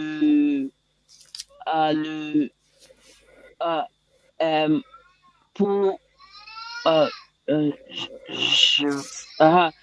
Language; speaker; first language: French; non-native, learner; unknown